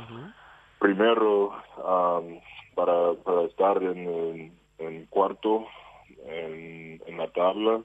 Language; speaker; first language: Spanish; non-native, fluent; English